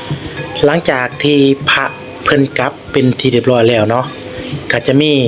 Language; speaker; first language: Thai; non-native, local second language; Lao